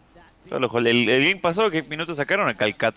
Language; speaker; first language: Spanish; native; Spanish